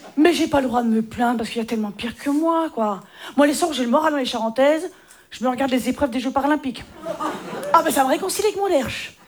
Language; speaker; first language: French; native; French